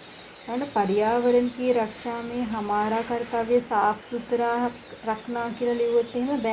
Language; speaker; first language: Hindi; non-native, fluent; Sinhala